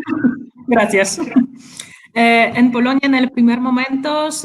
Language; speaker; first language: Spanish; non-native, fluent; Polish